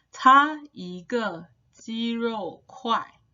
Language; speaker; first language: Chinese; non-native, fluent; English